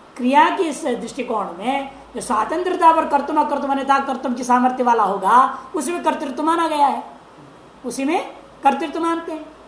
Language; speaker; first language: Hindi; non-native, local second language; Marathi